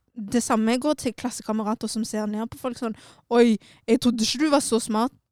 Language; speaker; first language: Norwegian; early bilingual, other home language; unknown